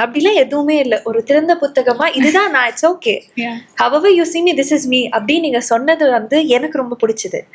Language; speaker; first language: Tamil; native; Tamil